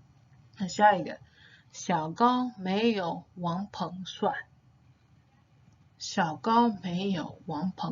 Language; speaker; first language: Chinese; non-native, fluent; English